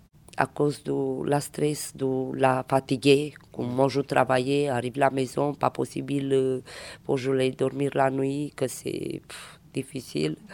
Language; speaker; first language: French; non-native, learner; Romanian